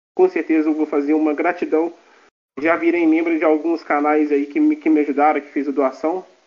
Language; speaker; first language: Portuguese; native; Portuguese